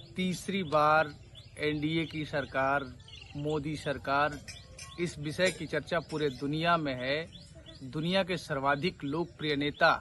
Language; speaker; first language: Hindi; native; Hindi